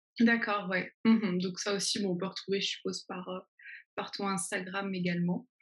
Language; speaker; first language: French; native; French